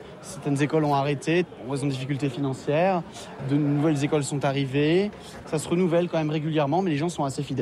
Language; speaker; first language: French; native; French